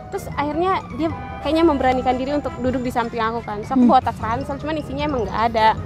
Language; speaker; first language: Indonesian; native; Indonesian